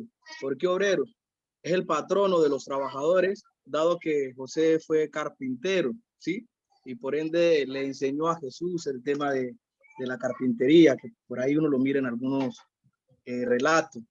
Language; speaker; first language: Spanish; native; Spanish